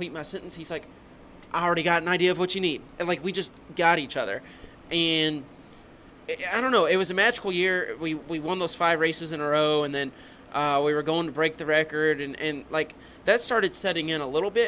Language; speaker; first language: English; native; English